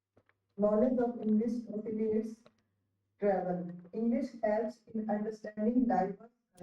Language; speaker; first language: English; non-native, learner; Hindi